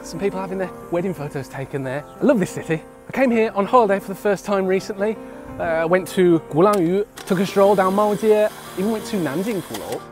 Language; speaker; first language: English; native; English